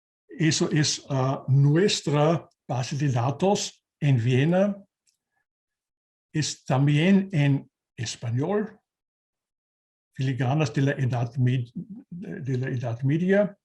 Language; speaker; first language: Spanish; non-native, learner; German